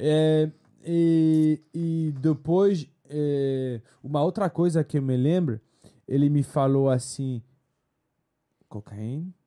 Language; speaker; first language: Portuguese; non-native, fluent; French